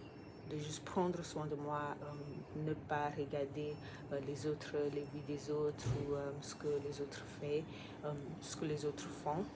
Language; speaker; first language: French; non-native, learner; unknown